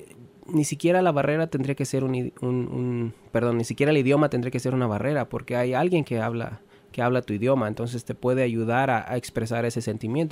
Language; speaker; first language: Spanish; native; Spanish